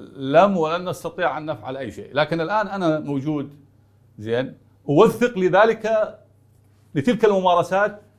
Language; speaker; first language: Arabic; native; Arabic